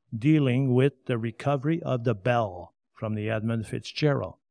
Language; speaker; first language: English; non-native, fluent; French